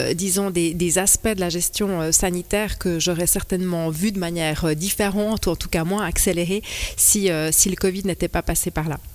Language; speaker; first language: French; early bilingual, other home language; Spanish